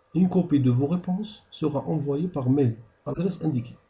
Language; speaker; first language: French; non-native, local second language; Arabic